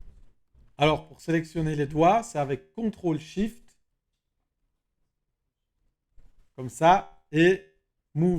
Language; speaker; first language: French; native; French